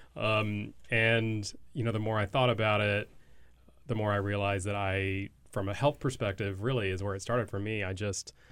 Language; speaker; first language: English; native; English